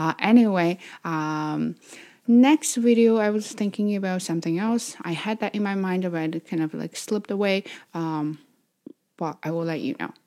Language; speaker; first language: English; non-native, fluent; Chinese